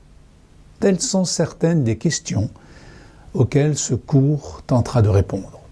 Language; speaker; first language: French; native; French